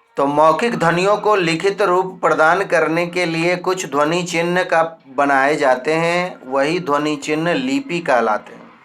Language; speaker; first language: Hindi; native; Hindi